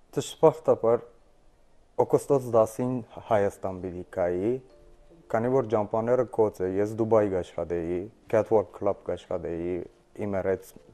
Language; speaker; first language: Armenian; early bilingual, heritage; Armenian